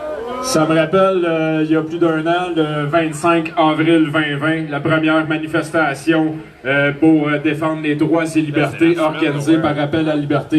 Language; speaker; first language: French; native; French